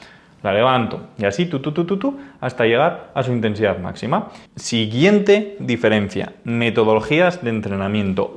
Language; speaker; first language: Spanish; native; Spanish